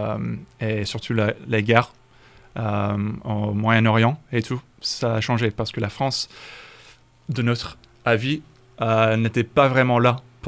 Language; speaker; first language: French; non-native, fluent; English